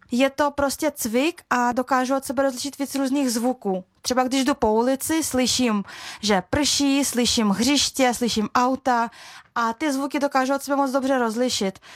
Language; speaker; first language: Czech; early bilingual, other home language; Russian